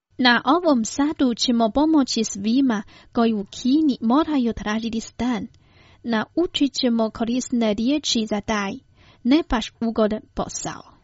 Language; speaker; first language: Croatian; non-native, fluent; Chinese